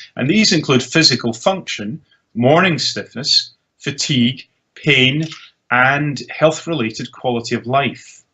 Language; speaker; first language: English; native; English